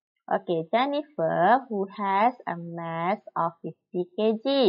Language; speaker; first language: English; non-native, local second language; Malay